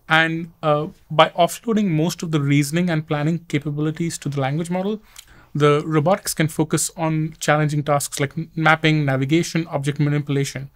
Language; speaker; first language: English; non-native, local second language; Hindi